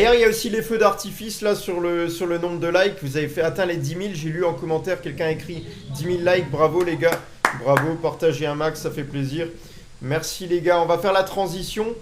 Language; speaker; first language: French; native; French